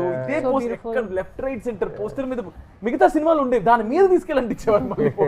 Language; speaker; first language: Telugu; native; Telugu